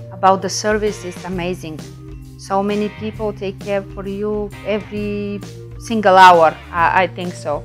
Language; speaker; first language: English; non-native, learner; Bulgarian